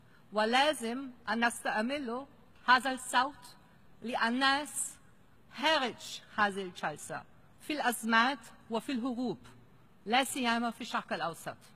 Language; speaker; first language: Arabic; non-native, fluent; German